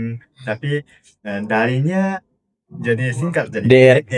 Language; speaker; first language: Indonesian; non-native, learner; Japanese